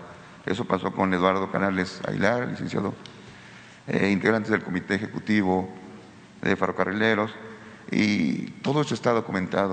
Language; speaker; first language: Spanish; native; Spanish